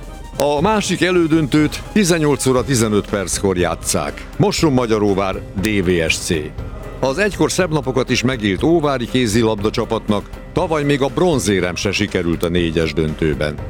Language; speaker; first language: Hungarian; native; Hungarian